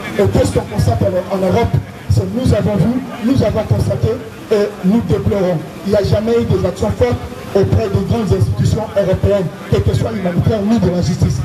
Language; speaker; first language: French; non-native, local second language; Lingala